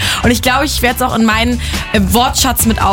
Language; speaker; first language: German; native; German